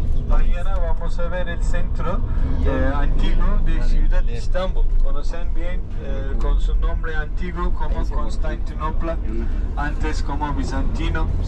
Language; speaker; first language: Spanish; non-native, fluent; Turkish